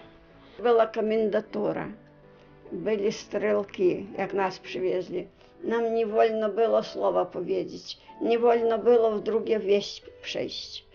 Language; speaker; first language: Ukrainian; native; Ukrainian